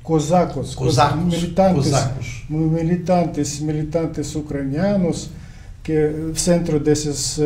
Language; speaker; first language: Portuguese; non-native, learner; Ukrainian